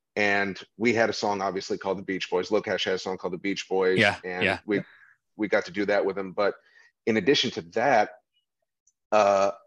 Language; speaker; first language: English; native; English